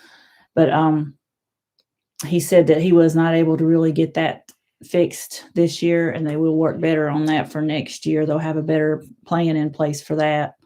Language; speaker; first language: English; native; English